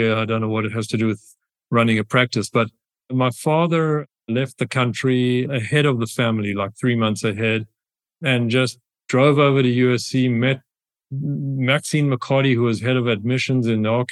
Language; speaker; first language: English; native; English